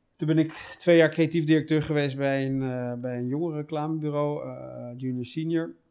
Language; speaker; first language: Dutch; native; Dutch